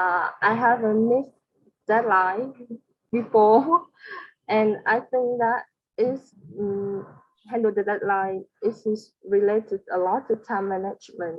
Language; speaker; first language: English; non-native, learner; Vietnamese